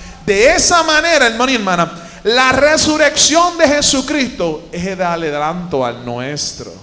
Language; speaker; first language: Spanish; native; Spanish